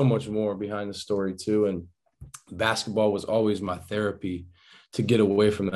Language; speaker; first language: English; native; English